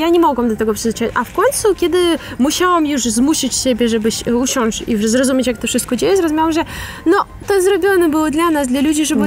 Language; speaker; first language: Polish; non-native, fluent; Ukrainian